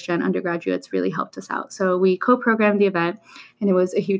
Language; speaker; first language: English; native; English